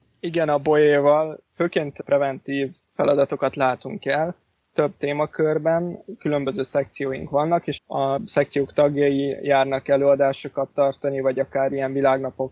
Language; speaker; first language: Hungarian; native; Hungarian